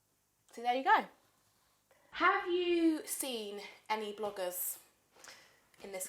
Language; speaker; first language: English; native; English